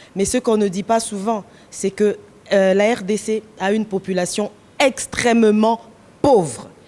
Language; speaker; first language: French; non-native, local second language; Lingala